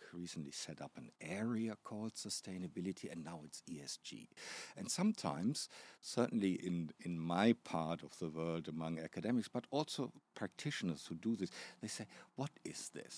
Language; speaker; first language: English; non-native, fluent; German